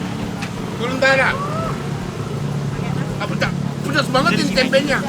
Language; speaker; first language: Indonesian; non-native, fluent; Japanese